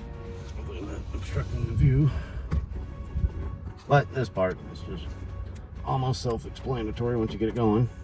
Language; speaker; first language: English; native; English